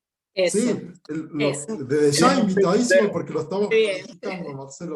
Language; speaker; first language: Spanish; native; Spanish